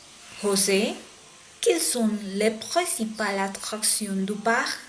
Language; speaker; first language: French; non-native, learner; Spanish